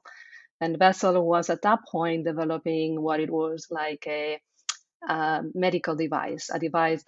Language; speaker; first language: English; non-native, fluent; Spanish